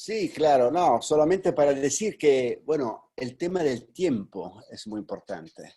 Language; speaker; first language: Spanish; non-native, fluent; Italian